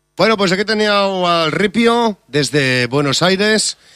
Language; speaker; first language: Spanish; non-native, local second language; Catalan